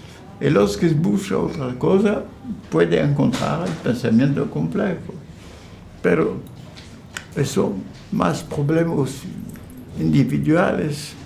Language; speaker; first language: Spanish; non-native, fluent; French